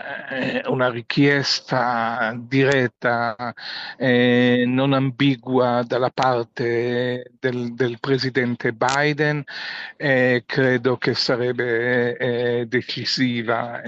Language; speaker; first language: Italian; non-native, fluent; Hebrew